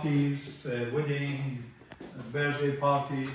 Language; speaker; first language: English; non-native, fluent; Arabic